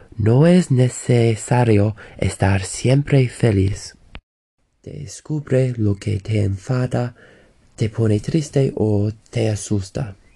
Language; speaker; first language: Spanish; non-native, learner; English